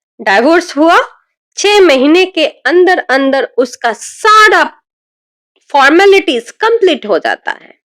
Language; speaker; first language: Hindi; non-native, local second language; Bangla